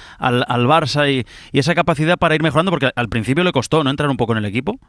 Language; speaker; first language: Spanish; native; Spanish